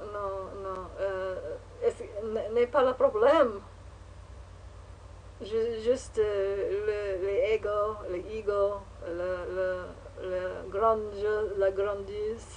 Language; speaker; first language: French; non-native, learner; English